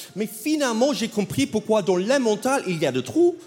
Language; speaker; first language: French; non-native, fluent; English